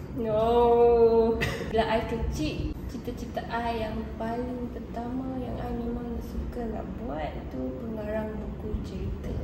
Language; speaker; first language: Malay; non-native, local second language; Chinese